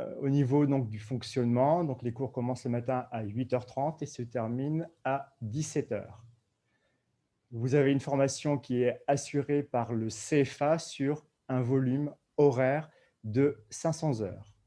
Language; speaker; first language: French; native; French